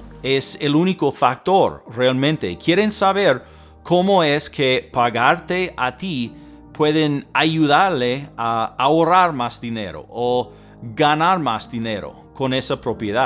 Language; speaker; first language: Spanish; non-native, fluent; English